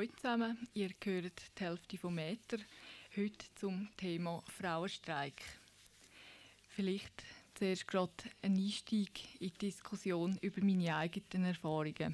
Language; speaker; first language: German; native; German